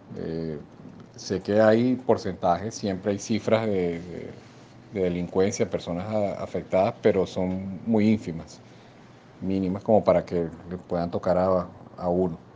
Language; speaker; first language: Spanish; native; Spanish